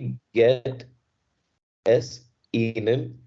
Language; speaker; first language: German; non-native, learner; Hindi